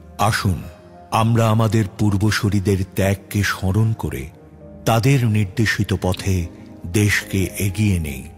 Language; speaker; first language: Bangla; native; Bangla